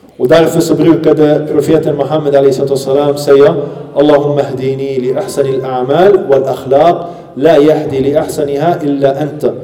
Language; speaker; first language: Swedish; early bilingual, other home language; Arabic